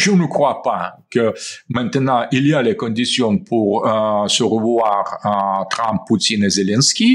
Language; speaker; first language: French; non-native, fluent; Russian